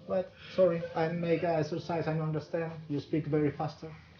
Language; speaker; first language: English; non-native, learner; Spanish